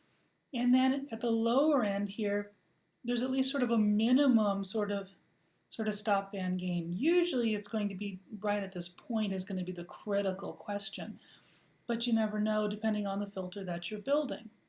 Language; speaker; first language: English; native; English